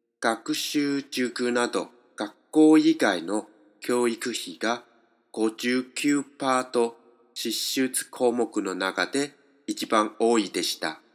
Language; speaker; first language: Japanese; non-native, fluent; Chinese